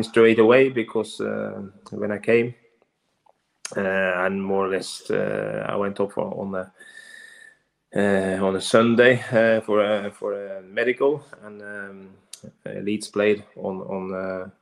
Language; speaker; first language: English; non-native, fluent; Norwegian